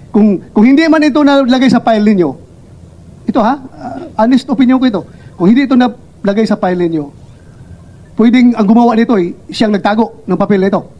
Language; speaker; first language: Filipino; non-native, local second language; Cebuano